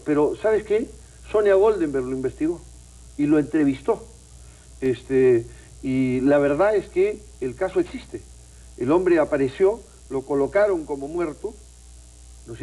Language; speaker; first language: Spanish; native; Spanish